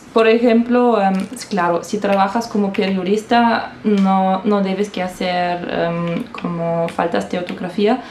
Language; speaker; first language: Spanish; non-native, fluent; German